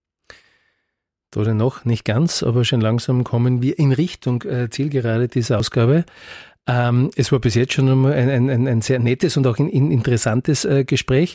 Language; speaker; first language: German; native; German